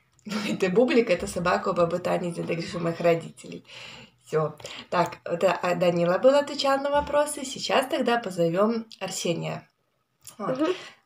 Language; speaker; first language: Russian; native; Russian